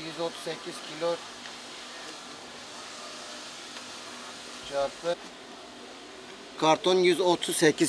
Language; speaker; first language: Turkish; native; Turkish